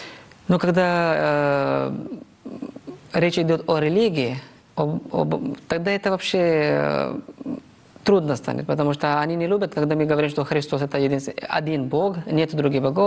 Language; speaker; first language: Russian; non-native, fluent; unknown